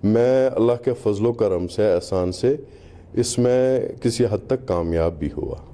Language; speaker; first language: Hindi; non-native, local second language; Kashmiri